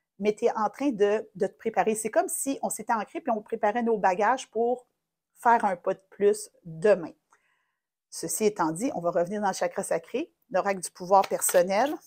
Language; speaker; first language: French; native; French